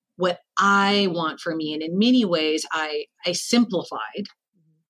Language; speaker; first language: English; native; English